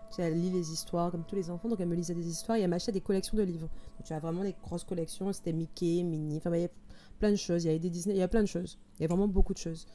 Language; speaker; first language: French; native; French